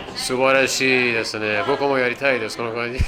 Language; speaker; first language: Japanese; non-native, learner; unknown